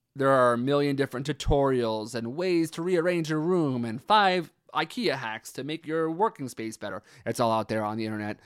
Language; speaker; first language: English; native; English